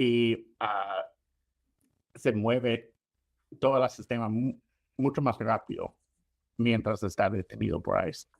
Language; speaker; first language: Spanish; non-native, fluent; English